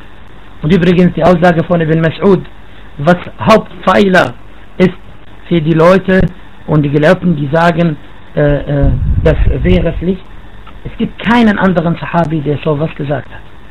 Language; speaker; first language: German; non-native, fluent; Arabic